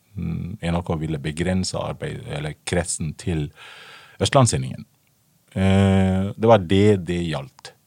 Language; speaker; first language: Norwegian; non-native, fluent; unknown